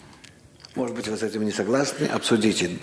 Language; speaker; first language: Russian; native; Russian